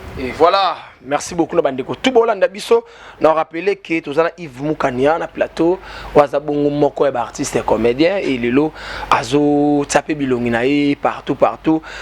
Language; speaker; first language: Lingala; native; Lingala